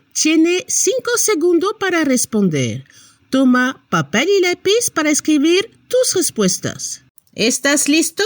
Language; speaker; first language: Spanish; non-native, fluent; French